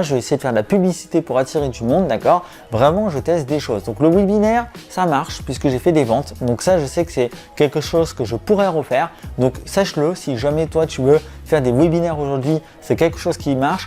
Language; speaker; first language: French; native; French